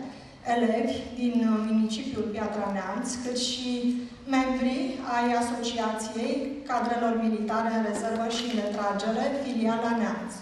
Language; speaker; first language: Romanian; native; Romanian